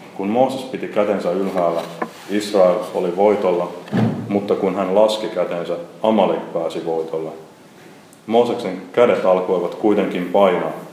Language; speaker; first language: Finnish; native; Finnish